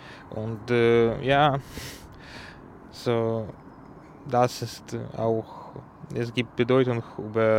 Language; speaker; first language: German; non-native, learner; Ukrainian